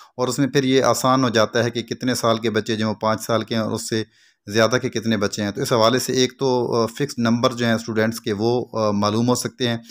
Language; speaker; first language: Urdu; non-native, local second language; Punjabi